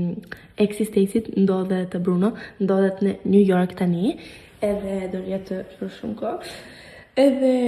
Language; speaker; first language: Albanian; early bilingual, heritage; Albanian